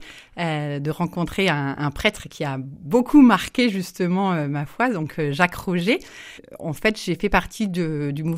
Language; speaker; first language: French; native; French